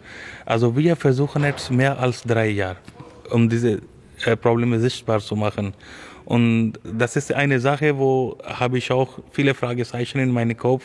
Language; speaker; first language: German; non-native, learner; Urdu